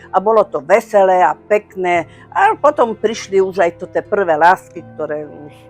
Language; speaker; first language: Slovak; native; Slovak